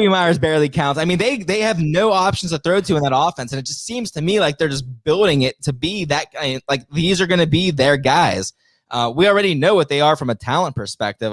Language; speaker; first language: English; native; English